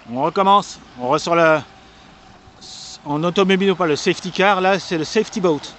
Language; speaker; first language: French; native; French